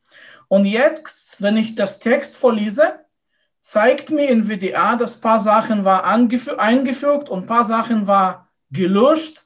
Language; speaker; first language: German; non-native, fluent; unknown